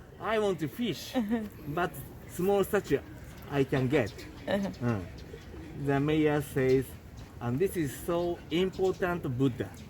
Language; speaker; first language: English; non-native, learner; Japanese